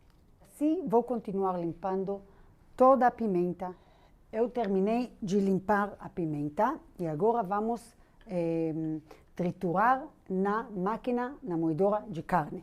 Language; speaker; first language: Portuguese; non-native, fluent; Hebrew